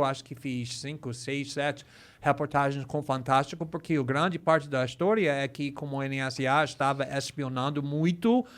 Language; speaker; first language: Portuguese; non-native, fluent; English